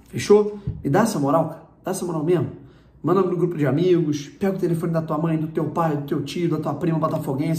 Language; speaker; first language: Portuguese; native; Portuguese